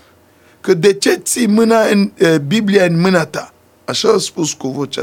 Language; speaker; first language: Romanian; non-native, fluent; Sango